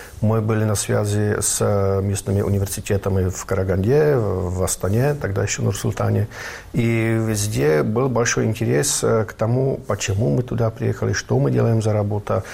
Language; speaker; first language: Russian; non-native, fluent; Czech